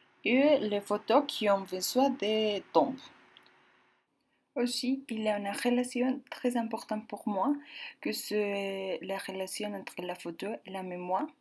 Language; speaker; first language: French; non-native, learner; Spanish